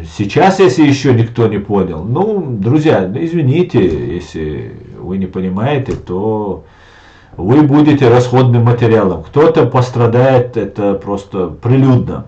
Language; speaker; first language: Russian; non-native, local second language; Chechen